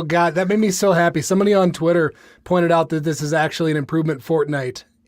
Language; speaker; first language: English; native; English